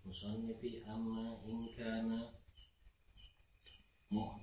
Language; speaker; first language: Arabic; non-native, learner; Indonesian